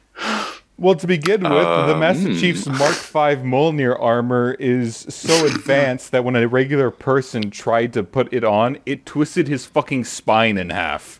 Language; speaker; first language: English; native; English